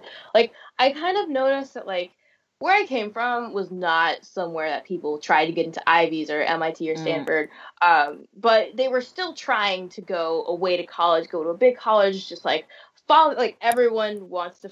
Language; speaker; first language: English; native; English